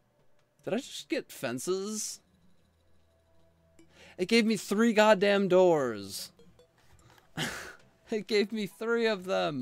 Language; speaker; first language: English; native; English